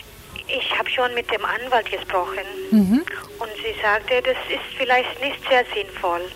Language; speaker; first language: German; non-native, learner; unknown